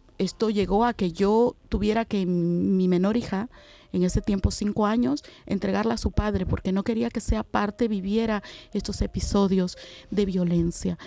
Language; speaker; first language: Spanish; native; Spanish